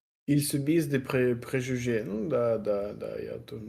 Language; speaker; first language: French; non-native, learner; Russian